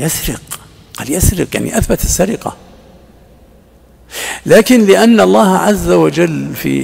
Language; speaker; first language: Arabic; native; Arabic